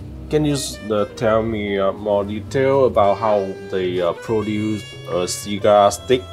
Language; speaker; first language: English; non-native, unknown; Vietnamese